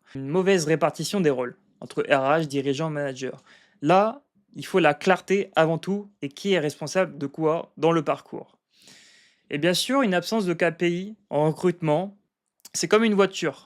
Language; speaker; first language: French; native; French